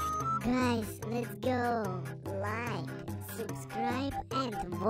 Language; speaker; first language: English; non-native, learner; Russian